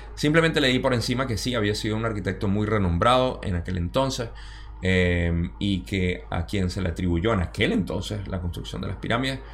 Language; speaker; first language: Spanish; early bilingual, heritage; Spanish